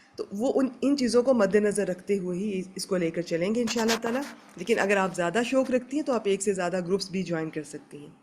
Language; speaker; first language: Urdu; native; Urdu